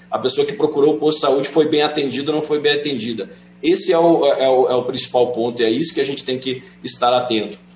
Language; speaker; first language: Portuguese; native; Portuguese